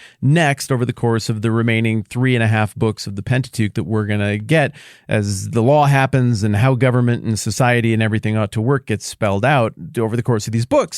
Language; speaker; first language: English; native; English